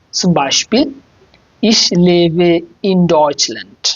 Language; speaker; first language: German; non-native, fluent; Bangla